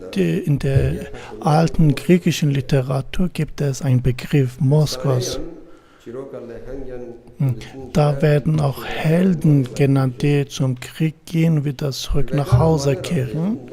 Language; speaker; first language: German; non-native, fluent; Kurdish